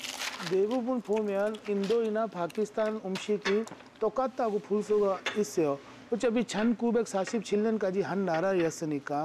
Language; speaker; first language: Korean; non-native, fluent; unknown